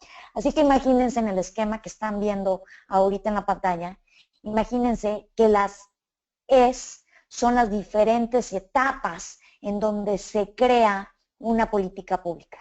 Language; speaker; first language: Spanish; native; Spanish